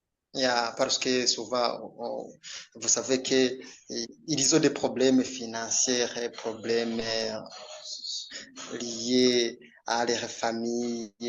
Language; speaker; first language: French; non-native, local second language; Rundi